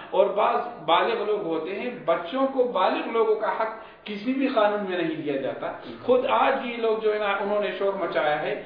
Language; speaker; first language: Urdu; non-native, local second language; Pashto